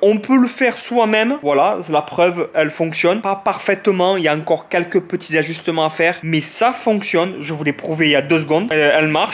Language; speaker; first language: French; native; French